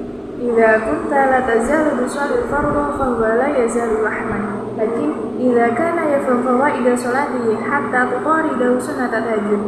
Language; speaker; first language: Arabic; non-native, learner; Indonesian